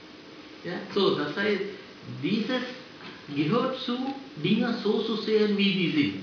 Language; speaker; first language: German; non-native, fluent; Sinhala